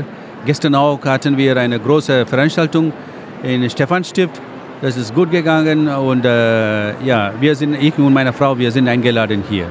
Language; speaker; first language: German; non-native, fluent; Tamil